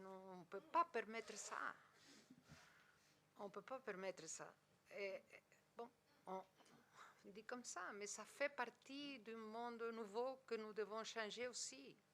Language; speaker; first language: French; non-native, fluent; Spanish